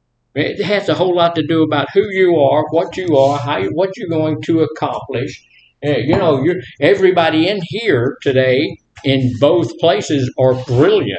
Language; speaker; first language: English; native; English